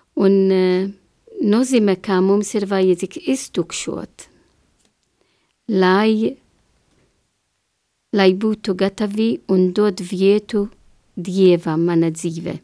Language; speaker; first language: Latvian; non-native, learner; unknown